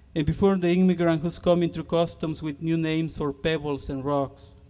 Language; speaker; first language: English; non-native, fluent; Spanish